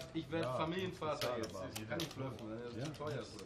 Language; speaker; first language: German; native; German